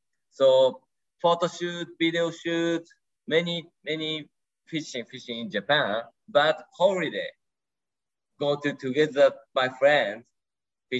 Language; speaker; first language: English; non-native, learner; Japanese